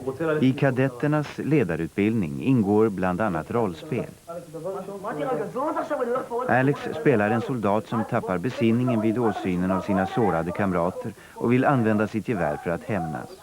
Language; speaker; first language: Swedish; native; Swedish